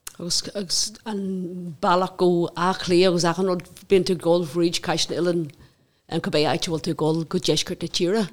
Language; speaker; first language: Irish; non-native, local second language; English